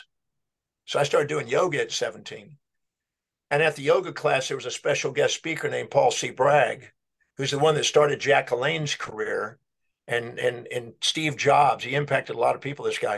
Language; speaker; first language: English; native; English